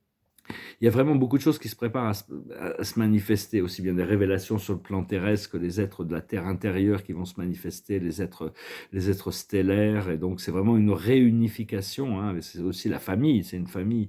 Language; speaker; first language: French; native; French